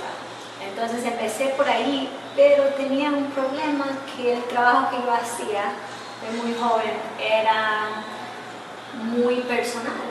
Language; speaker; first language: Spanish; early bilingual, heritage; English